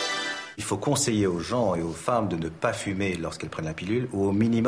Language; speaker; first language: French; native; French